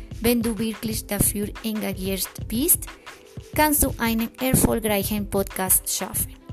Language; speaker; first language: German; non-native, fluent; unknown